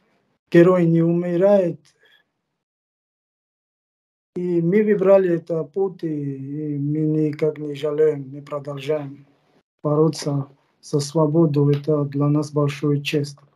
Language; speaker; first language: Russian; non-native, fluent; Georgian